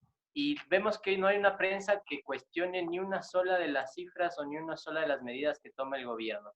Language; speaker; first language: Spanish; native; Spanish